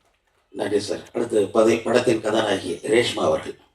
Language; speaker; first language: Tamil; native; Tamil